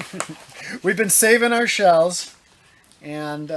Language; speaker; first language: English; native; English